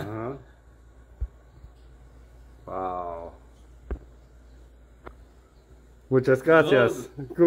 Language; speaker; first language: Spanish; non-native, learner; German